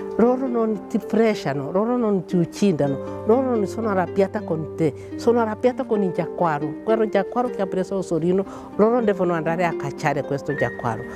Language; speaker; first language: Italian; non-native, fluent; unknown